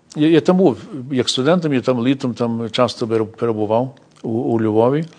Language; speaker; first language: Ukrainian; early bilingual, heritage; Ukrainian